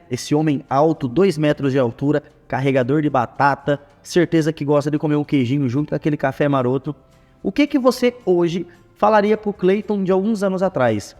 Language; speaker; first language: Portuguese; native; Portuguese